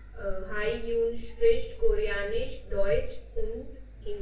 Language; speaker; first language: German; non-native, learner; Hindi